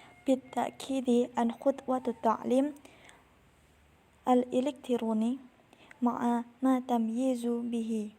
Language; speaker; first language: Arabic; non-native, learner; Indonesian